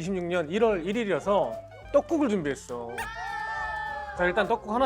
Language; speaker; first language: Korean; native; Korean